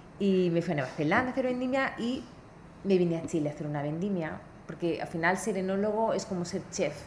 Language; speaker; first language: Spanish; native; Spanish